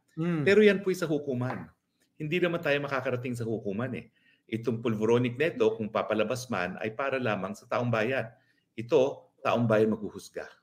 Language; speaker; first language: Filipino; native; Filipino